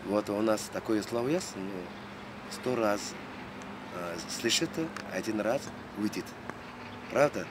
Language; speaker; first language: Russian; non-native, learner; Mongolian